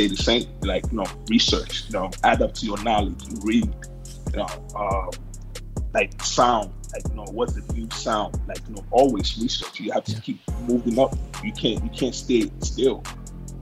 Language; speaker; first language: English; non-native, local second language; Akan